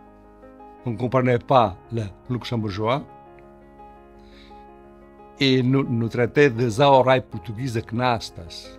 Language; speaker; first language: French; non-native, learner; Portuguese